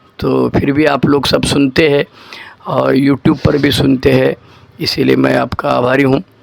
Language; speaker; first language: Hindi; non-native, local second language; Marathi